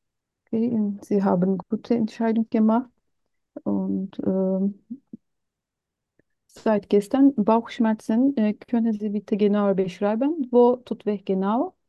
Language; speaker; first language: German; non-native, learner; Turkish